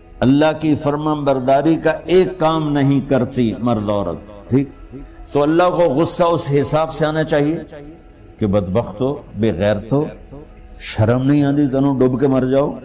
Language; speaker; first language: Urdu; non-native, local second language; Punjabi